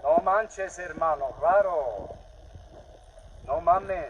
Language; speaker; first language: Spanish; non-native, learner; English